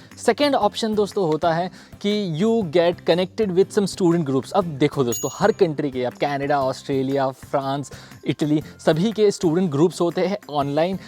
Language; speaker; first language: Hindi; native; Hindi